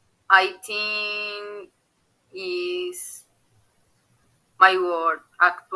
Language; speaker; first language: English; non-native, learner; Spanish